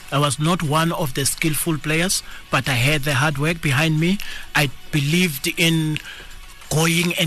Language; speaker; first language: English; non-native, local second language; Tsonga